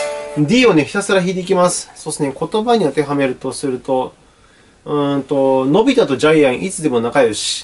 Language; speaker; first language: Japanese; native; Japanese